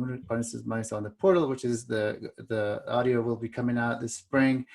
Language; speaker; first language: English; native; English